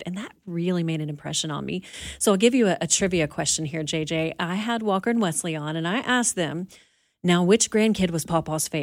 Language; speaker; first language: English; native; English